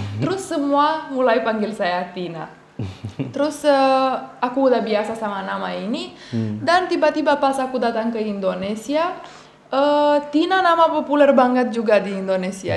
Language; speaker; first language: Indonesian; non-native, fluent; Romanian